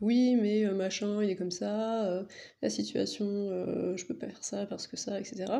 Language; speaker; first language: French; native; French